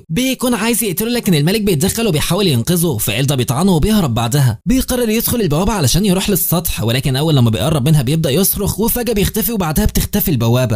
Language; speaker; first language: Arabic; native; Arabic